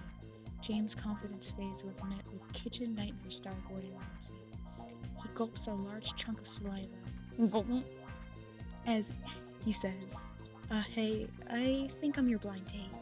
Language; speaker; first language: English; native; English